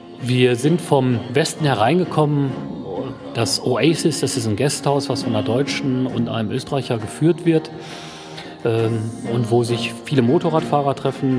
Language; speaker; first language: German; native; German